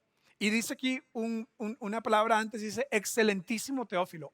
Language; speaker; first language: Spanish; native; Spanish